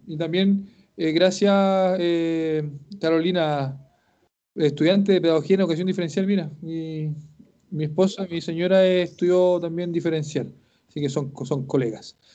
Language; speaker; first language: Spanish; native; Spanish